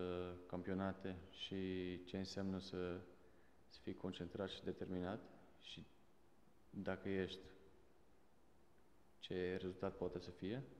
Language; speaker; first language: Romanian; non-native, fluent; Serbian